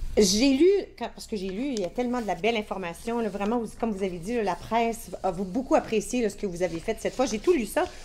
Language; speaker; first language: French; native; French